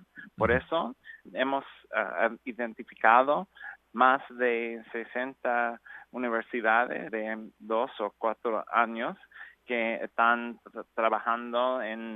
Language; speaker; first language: Spanish; non-native, learner; English